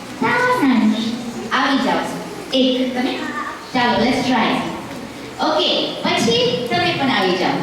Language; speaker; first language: Gujarati; early bilingual, heritage; Gujarati